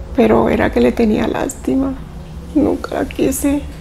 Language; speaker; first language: Spanish; native; Spanish